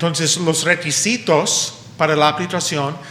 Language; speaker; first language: Spanish; early bilingual, heritage; English